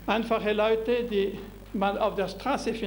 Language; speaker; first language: German; non-native, local second language; French